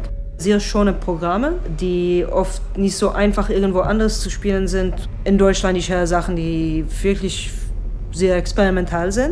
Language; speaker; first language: German; non-native, fluent; Hebrew